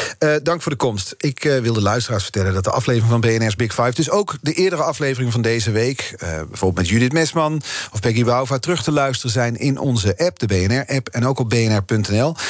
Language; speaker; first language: Dutch; native; Dutch